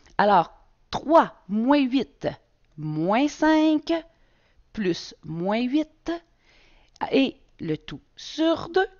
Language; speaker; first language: French; native; French